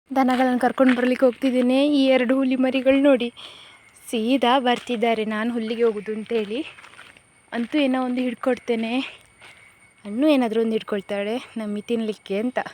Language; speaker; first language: Kannada; non-native, local second language; Konkani